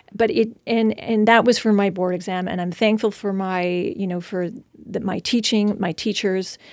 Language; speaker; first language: English; native; English